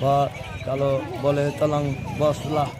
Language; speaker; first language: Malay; non-native, learner; Rohingya